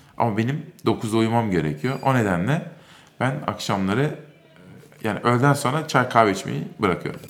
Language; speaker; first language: Turkish; native; Turkish